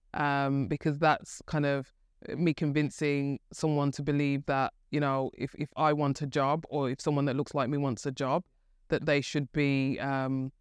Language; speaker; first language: English; native; English